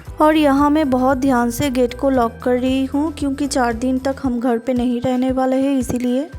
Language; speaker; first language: Hindi; non-native, local second language; Bangla